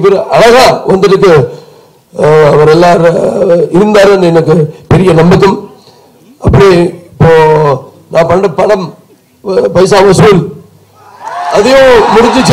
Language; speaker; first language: Tamil; non-native, local second language; Telugu